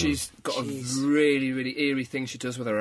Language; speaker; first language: English; native; English